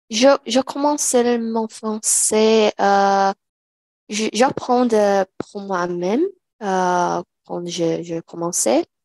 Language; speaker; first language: French; non-native, learner; Portuguese